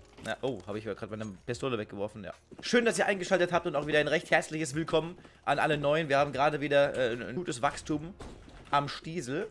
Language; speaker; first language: German; native; German